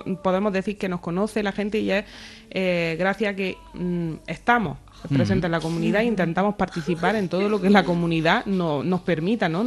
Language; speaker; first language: Spanish; native; Spanish